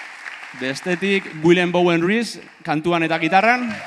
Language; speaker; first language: Basque; native; Basque